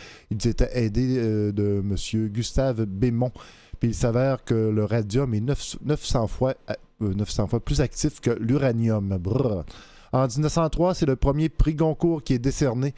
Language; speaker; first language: French; native; French